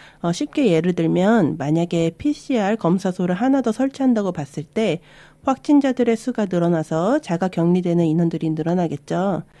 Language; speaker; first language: Korean; early bilingual, other home language; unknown